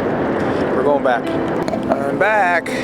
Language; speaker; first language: English; native; English